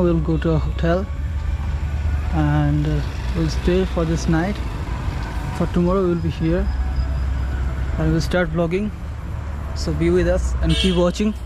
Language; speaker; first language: English; non-native, local second language; Bangla